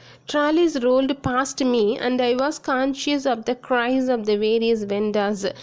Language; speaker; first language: English; non-native, local second language; Tamil